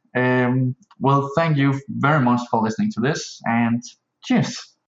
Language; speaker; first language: English; non-native, fluent; Danish